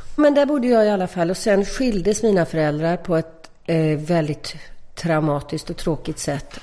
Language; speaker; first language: Swedish; native; Swedish